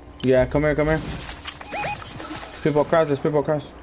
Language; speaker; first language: English; early bilingual, other home language; Spanish